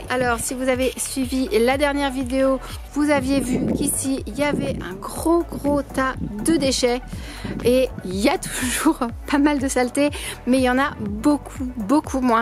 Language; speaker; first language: French; native; French